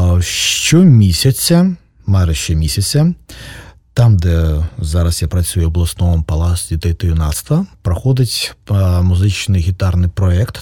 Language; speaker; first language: Ukrainian; native; Ukrainian